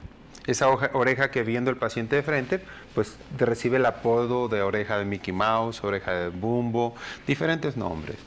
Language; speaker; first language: Spanish; native; Spanish